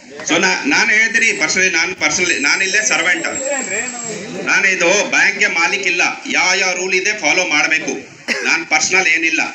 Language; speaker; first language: Kannada; non-native, learner; Hindi